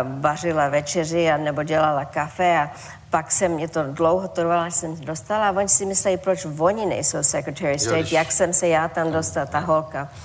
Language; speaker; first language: Czech; early bilingual, heritage; Czech